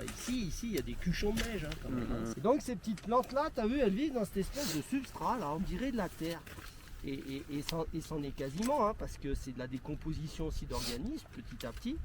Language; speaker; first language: French; native; French